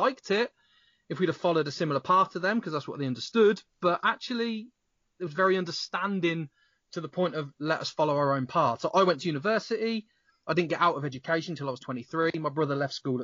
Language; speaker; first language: English; native; English